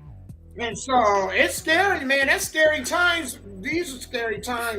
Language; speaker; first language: English; native; English